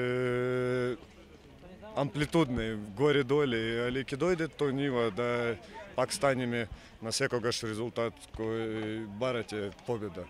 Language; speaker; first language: Macedonian; non-native, fluent; Russian